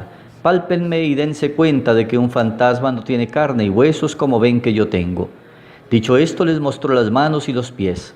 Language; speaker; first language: Spanish; native; Spanish